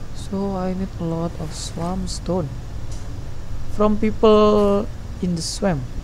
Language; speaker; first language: English; non-native, learner; Indonesian